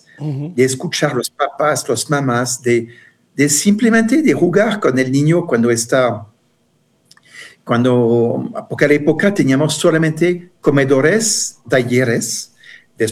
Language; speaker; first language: Spanish; non-native, fluent; French